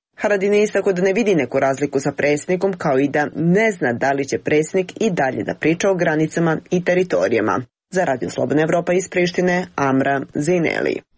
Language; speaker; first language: Croatian; non-native, local second language; Albanian